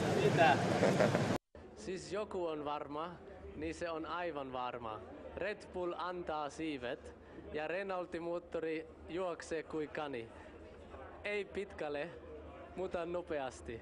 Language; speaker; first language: Finnish; non-native, learner; German